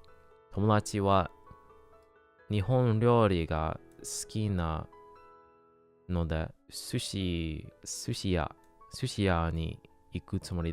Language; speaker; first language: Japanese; non-native, learner; English